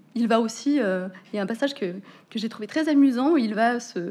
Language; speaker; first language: French; native; French